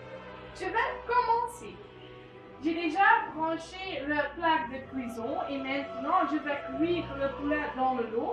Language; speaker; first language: French; non-native, learner; Dutch